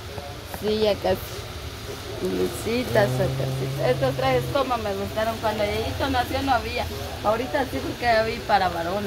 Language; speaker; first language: Spanish; native; Spanish